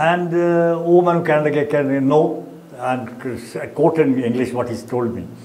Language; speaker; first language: English; non-native, local second language; Punjabi